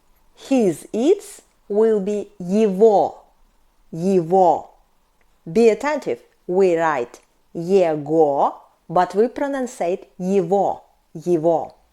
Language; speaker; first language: English; non-native, fluent; Russian